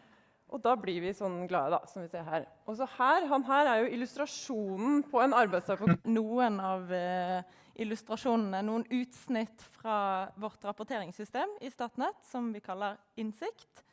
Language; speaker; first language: Norwegian; native; Norwegian